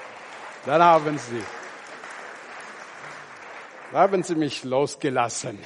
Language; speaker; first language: German; non-native, learner; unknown